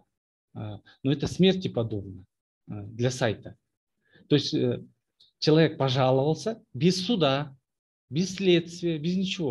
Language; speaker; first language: Russian; non-native, local second language; Kyrgyz